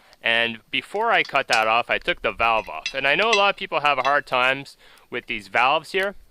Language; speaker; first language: English; native; English